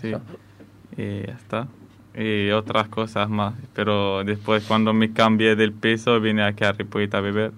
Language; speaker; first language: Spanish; non-native, fluent; Arabic